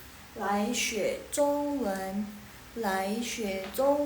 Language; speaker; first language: Chinese; non-native, fluent; Indonesian